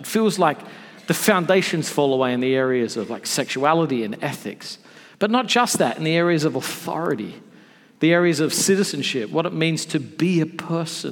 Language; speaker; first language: English; native; English